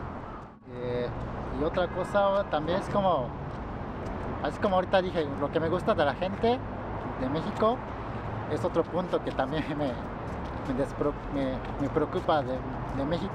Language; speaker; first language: Spanish; native; Spanish